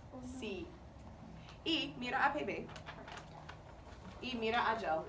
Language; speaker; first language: Spanish; non-native, learner; English